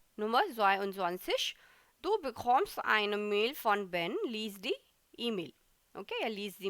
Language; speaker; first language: German; non-native, fluent; Hindi